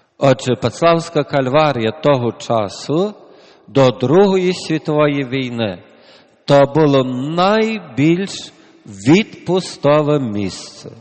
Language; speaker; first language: Ukrainian; native; Ukrainian